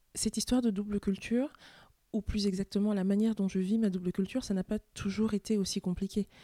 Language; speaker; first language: French; native; French